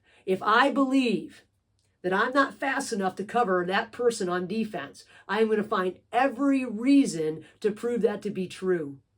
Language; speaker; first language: English; native; English